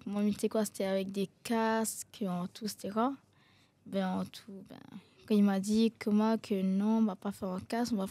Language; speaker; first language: French; non-native, local second language; Réunion Creole French